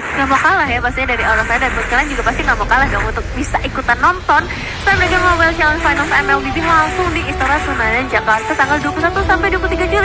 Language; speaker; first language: Indonesian; native; Indonesian